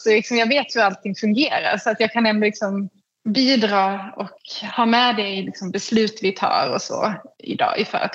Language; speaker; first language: Swedish; native; Swedish